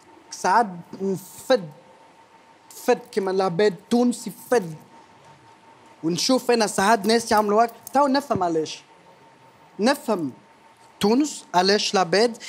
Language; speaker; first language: Arabic; non-native, fluent; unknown